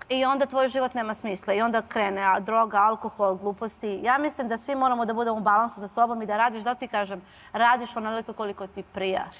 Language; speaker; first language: Serbian; early bilingual, heritage; Serbian